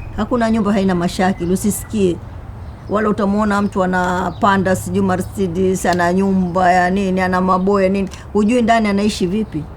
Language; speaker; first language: Swahili; native; Swahili